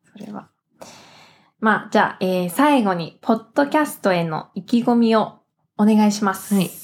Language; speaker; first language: Japanese; early bilingual, heritage; Japanese